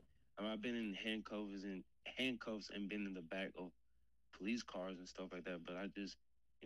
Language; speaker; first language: English; native; English